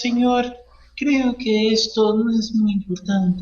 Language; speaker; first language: Spanish; non-native, learner; Portuguese